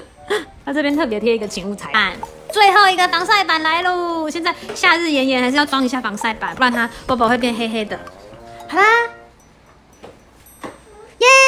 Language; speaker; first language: Chinese; native; Chinese